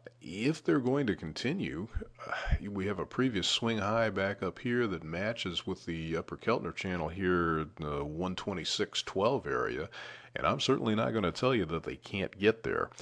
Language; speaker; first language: English; native; English